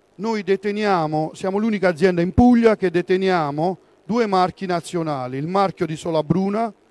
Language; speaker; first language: Italian; native; Italian